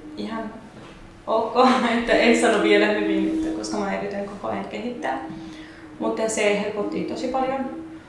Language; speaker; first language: Finnish; non-native, learner; Arabic